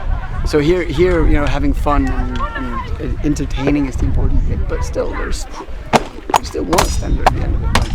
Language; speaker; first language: English; non-native, fluent; Danish